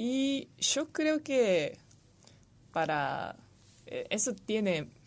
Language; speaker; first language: Spanish; non-native, fluent; Japanese